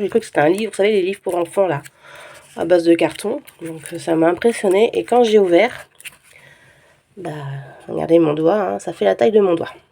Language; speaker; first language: French; native; French